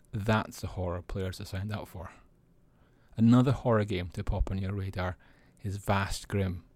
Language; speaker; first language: English; native; English